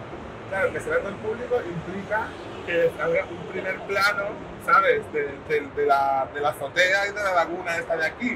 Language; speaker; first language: Spanish; native; Spanish